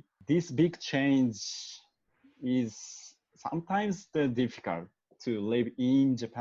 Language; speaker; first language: English; non-native, learner; Japanese